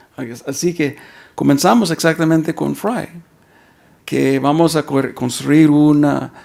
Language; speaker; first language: Spanish; early bilingual, heritage; Spanish